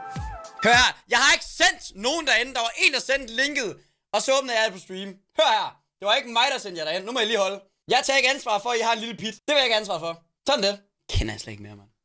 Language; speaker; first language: Danish; native; Danish